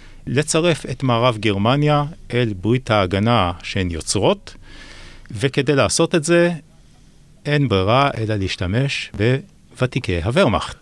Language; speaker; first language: Hebrew; native; Hebrew